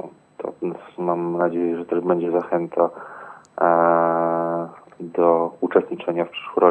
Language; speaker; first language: Polish; native; Polish